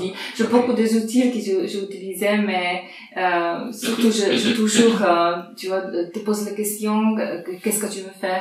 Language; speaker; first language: French; non-native, fluent; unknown